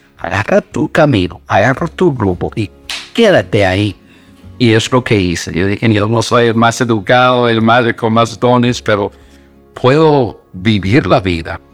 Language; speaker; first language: Spanish; non-native, fluent; English